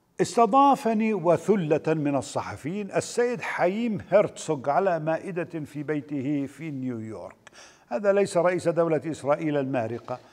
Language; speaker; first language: Arabic; native; Arabic